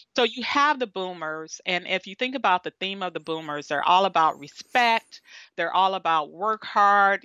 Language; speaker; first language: English; native; English